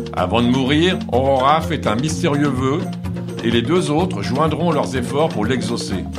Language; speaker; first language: French; non-native, fluent; Portuguese